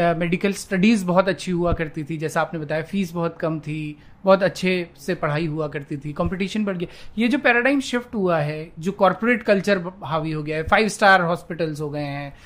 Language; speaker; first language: Hindi; native; Hindi